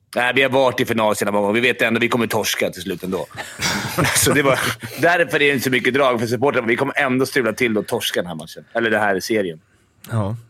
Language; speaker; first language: Swedish; native; Swedish